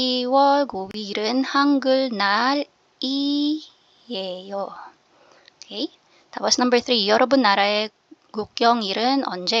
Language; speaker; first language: Korean; non-native, learner; Filipino